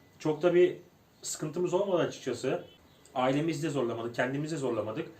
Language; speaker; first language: Turkish; native; Turkish